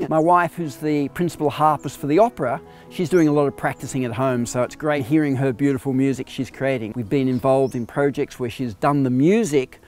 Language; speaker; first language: English; native; English